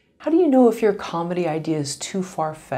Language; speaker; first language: English; native; English